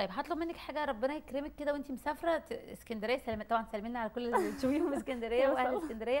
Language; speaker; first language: Arabic; native; Arabic